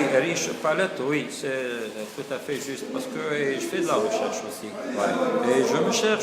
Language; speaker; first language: French; non-native, local second language; Arabic